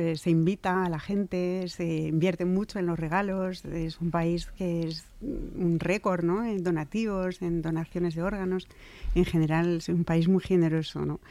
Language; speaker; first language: Spanish; non-native, fluent; French